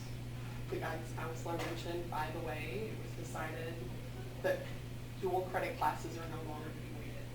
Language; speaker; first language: English; native; English